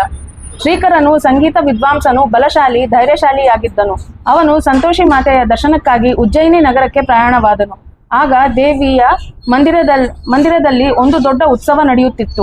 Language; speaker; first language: Kannada; native; Kannada